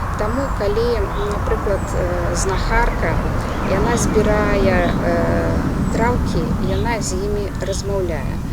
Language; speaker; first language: Belarusian; native; Belarusian